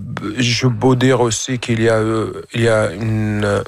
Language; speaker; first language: French; non-native, fluent; Arabic